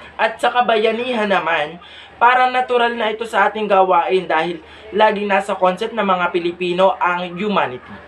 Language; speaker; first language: Filipino; native; Filipino